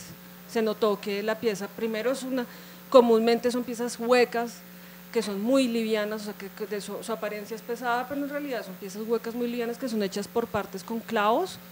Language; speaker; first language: Spanish; native; Spanish